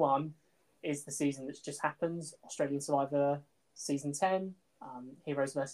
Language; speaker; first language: English; native; English